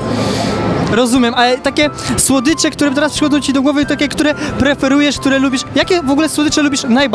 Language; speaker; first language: Polish; native; Polish